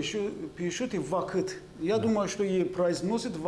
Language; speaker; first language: Russian; non-native, fluent; Azerbaijani